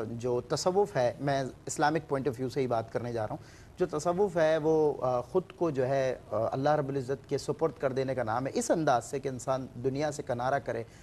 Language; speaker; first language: Urdu; native; Urdu